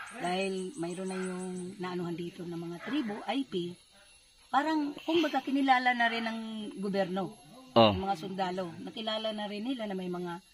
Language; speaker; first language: Filipino; non-native, local second language; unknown